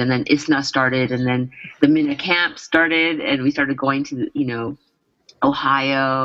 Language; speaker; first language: English; native; English